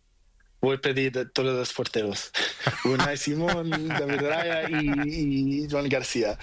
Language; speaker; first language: Spanish; non-native, learner; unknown